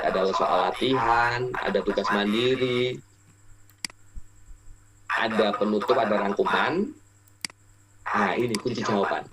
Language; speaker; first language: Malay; non-native, local second language; Javanese